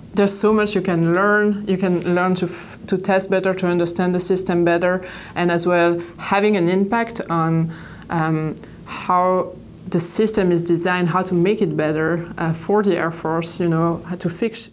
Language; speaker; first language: English; non-native, fluent; French